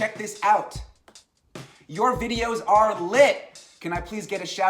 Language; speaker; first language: English; native; English